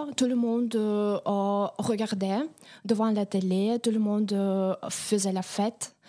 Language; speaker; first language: French; non-native, fluent; Russian